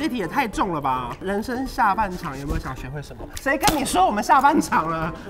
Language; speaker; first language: Chinese; native; Chinese